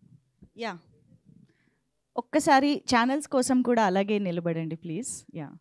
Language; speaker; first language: Telugu; native; Telugu